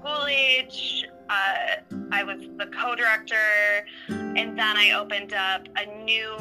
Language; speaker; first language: English; native; English